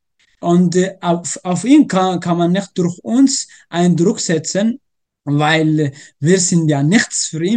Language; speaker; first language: German; non-native, learner; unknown